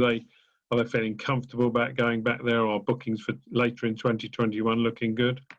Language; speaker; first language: English; native; English